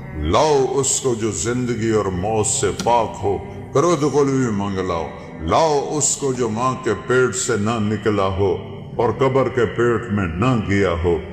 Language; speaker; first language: Urdu; non-native, local second language; Punjabi